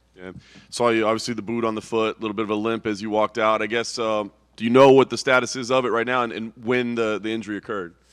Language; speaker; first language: English; native; English